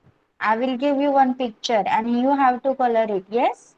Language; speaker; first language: English; non-native, local second language; Marathi